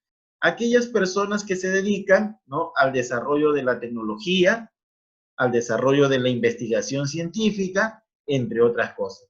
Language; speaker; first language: Spanish; native; Spanish